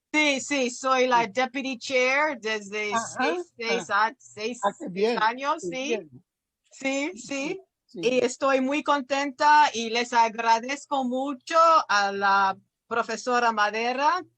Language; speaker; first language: Spanish; non-native, fluent; English